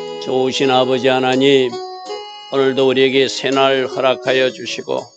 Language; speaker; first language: Korean; native; Korean